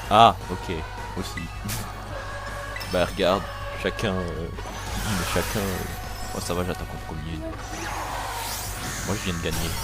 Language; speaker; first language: French; native; French